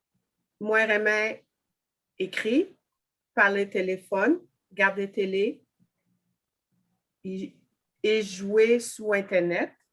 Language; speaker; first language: Haitian Creole; non-native, learner; French